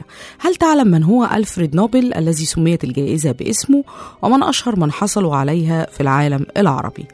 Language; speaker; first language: Arabic; native; Arabic